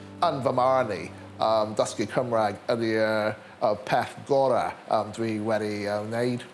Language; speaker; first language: Welsh; non-native, learner; English